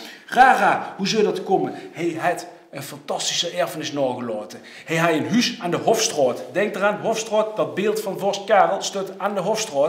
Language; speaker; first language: Dutch; native; Dutch